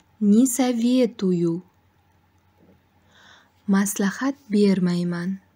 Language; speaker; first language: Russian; non-native, fluent; Uzbek